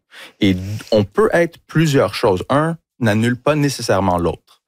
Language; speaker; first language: French; early bilingual, heritage; French